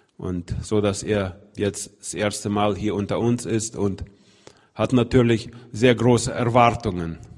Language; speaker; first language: German; non-native, fluent; Russian